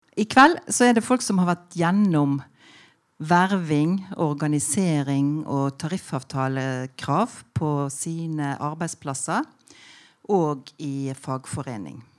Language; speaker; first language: Norwegian; native; Norwegian